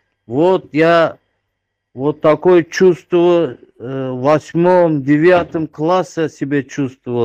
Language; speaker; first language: Russian; non-native, learner; Turkmen